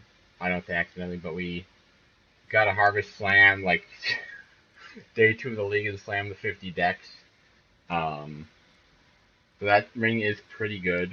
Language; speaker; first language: English; native; English